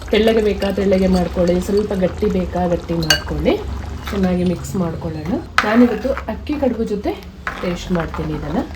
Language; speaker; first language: Kannada; native; Kannada